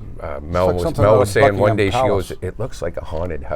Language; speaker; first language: English; native; English